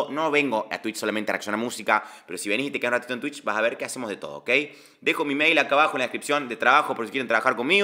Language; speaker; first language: Spanish; native; Spanish